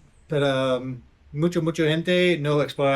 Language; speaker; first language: Spanish; non-native, learner; English